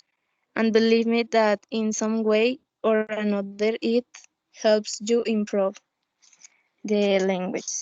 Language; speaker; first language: English; non-native, learner; Spanish